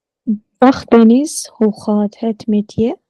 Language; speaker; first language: Dutch; non-native, learner; Uyghur